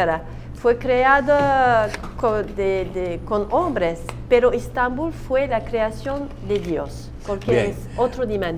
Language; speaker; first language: Spanish; non-native, learner; Turkish